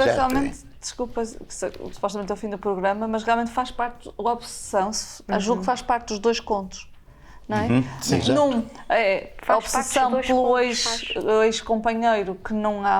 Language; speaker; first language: Portuguese; native; Portuguese